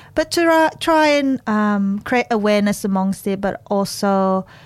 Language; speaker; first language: English; non-native, fluent; Japanese